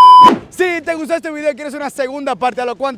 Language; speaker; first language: Spanish; native; Spanish